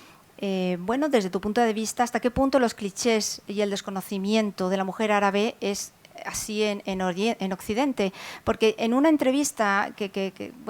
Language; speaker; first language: Spanish; native; Spanish